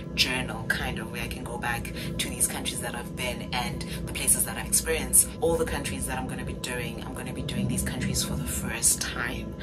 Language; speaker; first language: English; non-native, local second language; Xhosa